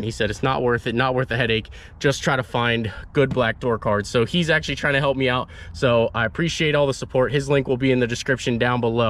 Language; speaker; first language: English; native; English